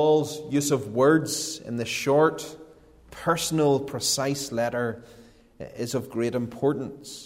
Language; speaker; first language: English; native; English